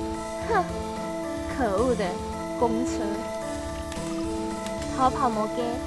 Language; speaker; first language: Chinese; native; Chinese